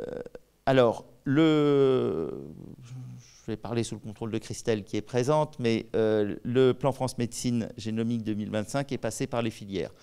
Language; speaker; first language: French; native; French